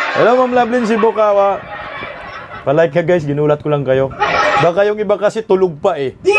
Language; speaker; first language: Filipino; non-native, local second language; Cebuano